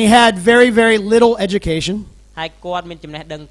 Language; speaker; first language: English; native; English